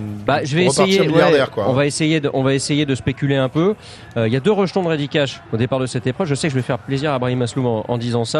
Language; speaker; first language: French; native; French